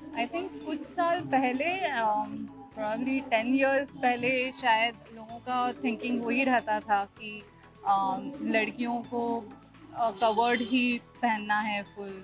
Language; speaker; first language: Hindi; non-native, local second language; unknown